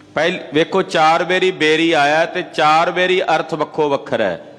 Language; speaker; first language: Punjabi; native; Punjabi